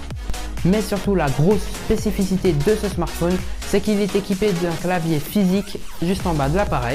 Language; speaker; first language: French; native; French